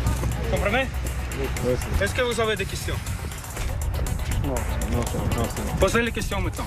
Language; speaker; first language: French; non-native, learner; Russian